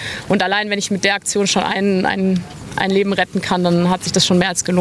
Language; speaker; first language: German; native; German